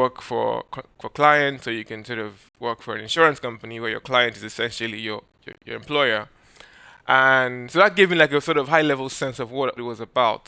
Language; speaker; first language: English; non-native, local second language; Yoruba